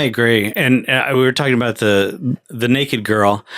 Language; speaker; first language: English; native; English